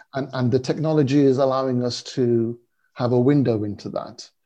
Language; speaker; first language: English; native; English